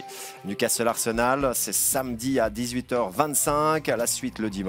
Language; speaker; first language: French; native; French